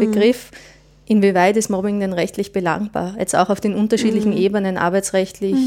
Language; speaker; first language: German; native; German